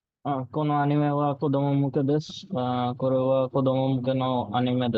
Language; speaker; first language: Japanese; non-native, learner; Bangla